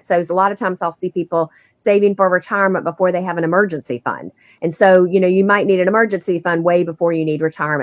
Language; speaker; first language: English; native; English